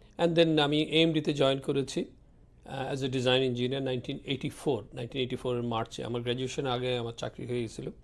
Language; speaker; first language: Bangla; early bilingual, other home language; Urdu